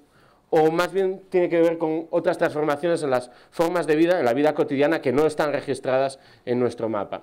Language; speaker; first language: Spanish; native; Spanish